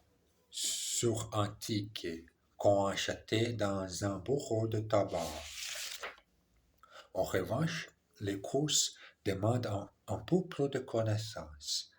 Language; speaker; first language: French; non-native, learner; English